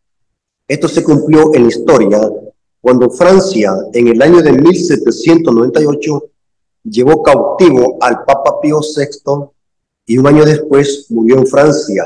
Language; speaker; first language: Spanish; native; Spanish